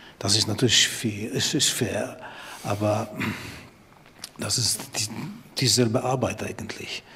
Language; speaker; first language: German; non-native, learner; Polish